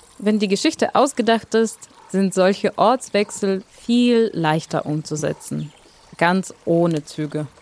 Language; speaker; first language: German; non-native, fluent; Bulgarian